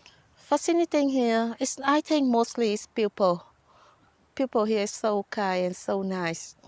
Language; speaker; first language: English; non-native, learner; Vietnamese